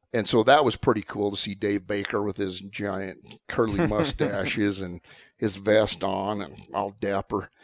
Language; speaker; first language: English; native; English